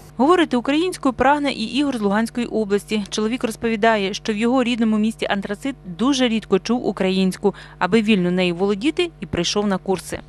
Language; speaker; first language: Ukrainian; native; Ukrainian